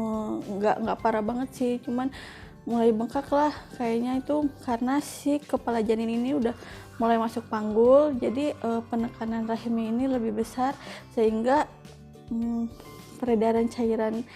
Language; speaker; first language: Indonesian; native; Indonesian